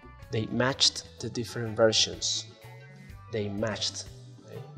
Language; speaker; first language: English; non-native, fluent; Spanish